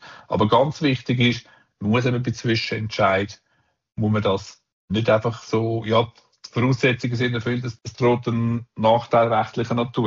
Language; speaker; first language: German; native; German